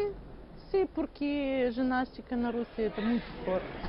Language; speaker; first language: Portuguese; non-native, learner; Russian